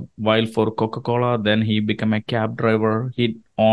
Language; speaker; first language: English; non-native, local second language; Malayalam